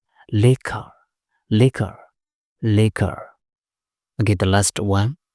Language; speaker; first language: English; non-native, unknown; Burmese